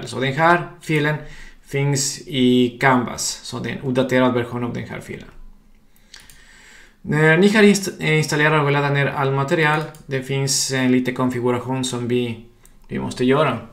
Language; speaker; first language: Swedish; non-native, fluent; Spanish